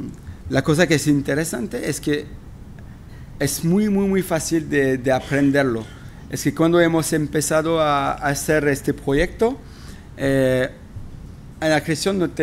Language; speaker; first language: Spanish; non-native, fluent; French